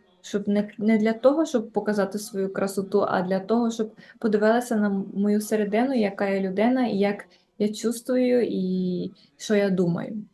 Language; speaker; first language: Ukrainian; early bilingual, heritage; Ukrainian